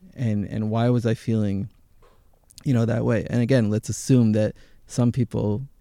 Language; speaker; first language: English; early bilingual, other home language; Hebrew